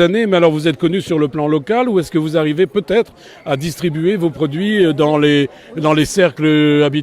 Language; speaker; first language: French; native; French